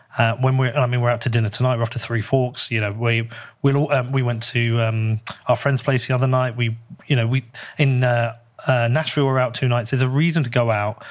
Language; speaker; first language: English; native; English